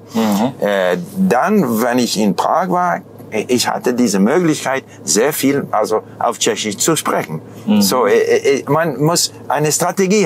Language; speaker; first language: German; non-native, fluent; English